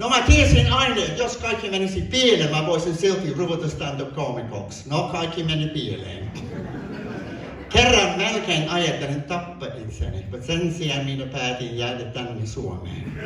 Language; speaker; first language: Finnish; non-native, fluent; English